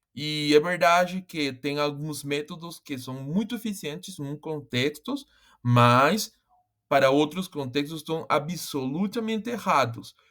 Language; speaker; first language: Portuguese; non-native, fluent; Spanish